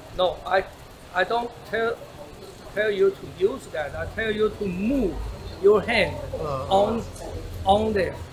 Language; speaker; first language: English; non-native, learner; Chinese